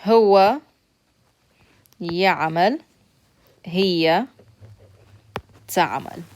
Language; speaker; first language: Arabic; non-native, fluent; English